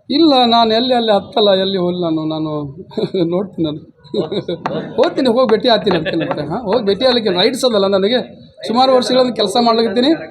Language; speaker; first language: Kannada; native; Kannada